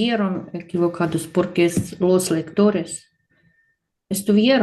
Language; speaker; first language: Spanish; non-native, learner; Russian